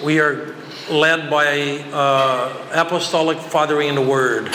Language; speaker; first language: English; non-native, fluent; Portuguese